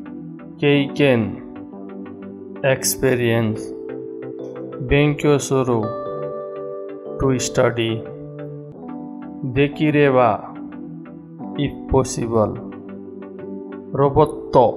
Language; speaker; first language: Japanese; non-native, learner; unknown